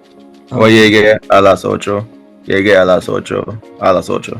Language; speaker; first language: Spanish; non-native, learner; English